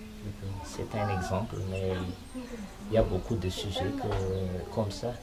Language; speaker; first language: French; non-native, local second language; Malagasy